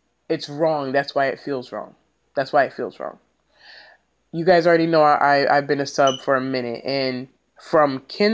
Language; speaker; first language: English; native; English